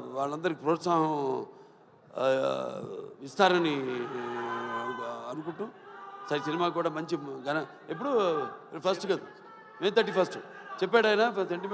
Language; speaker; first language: Telugu; native; Telugu